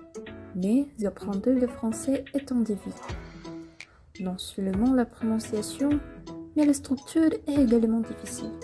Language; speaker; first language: French; non-native, learner; Indonesian